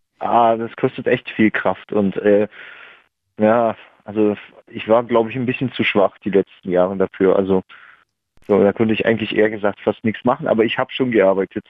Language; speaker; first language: German; non-native, fluent; Russian